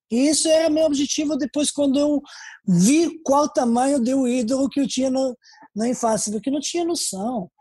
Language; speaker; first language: Portuguese; non-native, fluent; Serbian